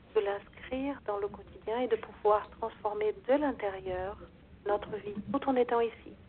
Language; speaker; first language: French; non-native, fluent; Portuguese